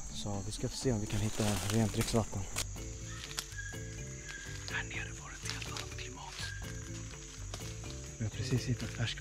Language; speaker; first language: Swedish; native; Swedish